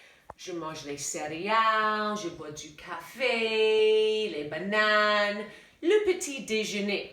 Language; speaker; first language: French; non-native, fluent; English